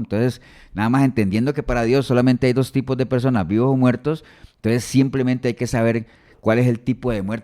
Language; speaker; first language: Spanish; native; Spanish